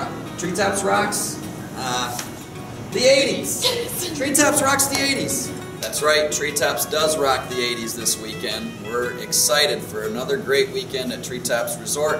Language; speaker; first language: English; native; English